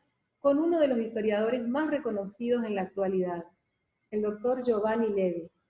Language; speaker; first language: Spanish; native; Spanish